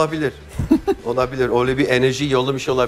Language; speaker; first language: Turkish; non-native, fluent; English